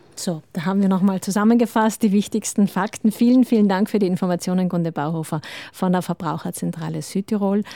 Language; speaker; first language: German; native; German